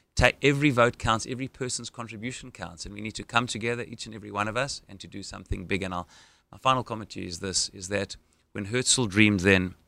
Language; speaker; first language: English; native; English